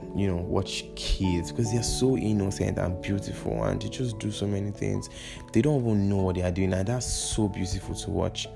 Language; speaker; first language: English; non-native, local second language; Yoruba